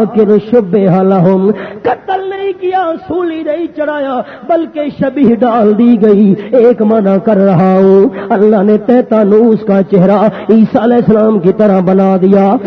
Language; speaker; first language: Urdu; non-native, local second language; Pashto